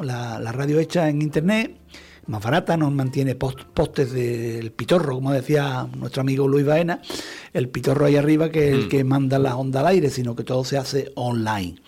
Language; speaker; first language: Spanish; native; Spanish